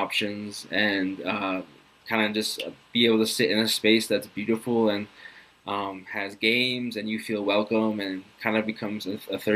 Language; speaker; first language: English; native; English